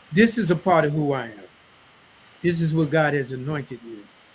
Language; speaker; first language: English; native; English